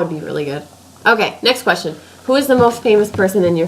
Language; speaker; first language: English; native; English